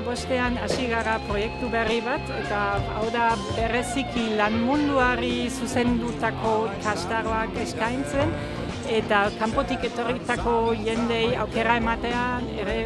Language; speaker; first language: Basque; non-native, fluent; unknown